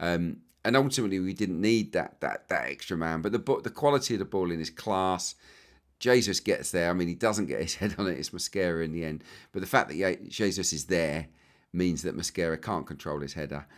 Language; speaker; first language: English; native; English